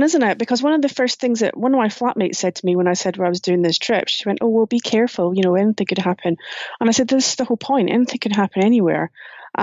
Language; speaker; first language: English; native; English